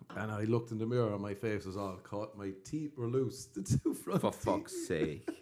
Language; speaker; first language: English; native; English